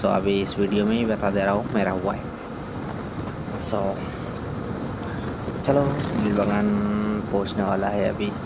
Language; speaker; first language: Hindi; non-native, local second language; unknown